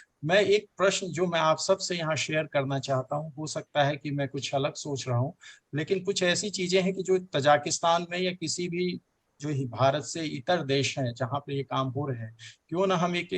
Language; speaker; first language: Hindi; native; Hindi